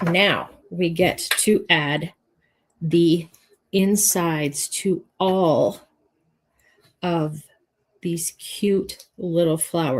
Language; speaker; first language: English; native; English